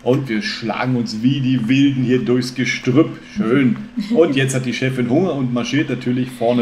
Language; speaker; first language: German; native; German